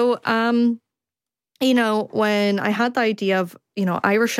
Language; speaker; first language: English; native; English